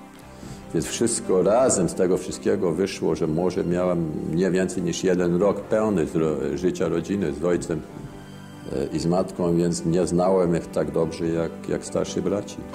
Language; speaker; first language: Polish; early bilingual, heritage; Polish